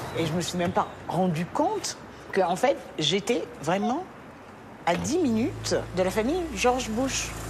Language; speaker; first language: French; early bilingual, other home language; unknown